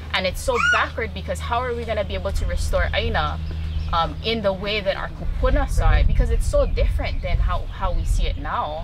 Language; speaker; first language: English; native; English